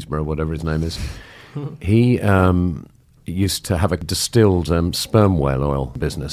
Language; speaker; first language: English; native; English